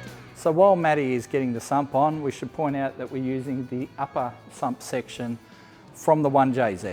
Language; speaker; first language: English; native; English